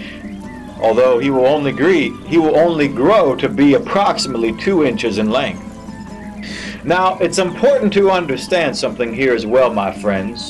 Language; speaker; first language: English; native; English